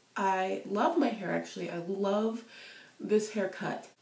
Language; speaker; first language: English; native; English